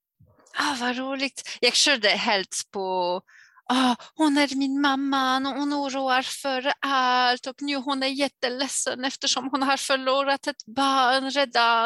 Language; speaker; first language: Swedish; non-native, fluent; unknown